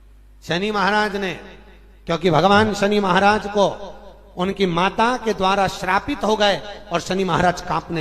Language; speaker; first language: Hindi; native; Hindi